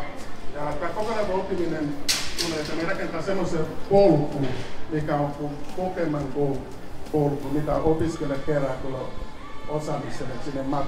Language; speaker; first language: Finnish; non-native, fluent; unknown